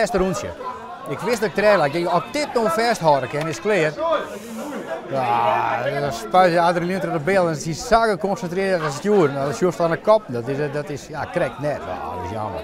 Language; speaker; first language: Dutch; non-native, local second language; Western Frisian